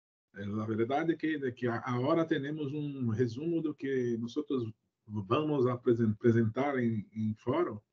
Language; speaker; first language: Spanish; non-native, learner; Portuguese